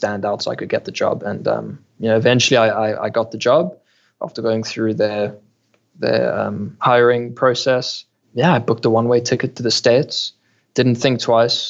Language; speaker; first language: English; native; English